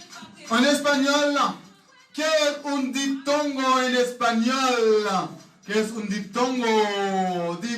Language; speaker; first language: Spanish; non-native, learner; Haitian Creole